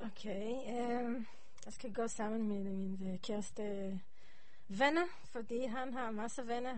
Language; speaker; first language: Danish; non-native, learner; Hebrew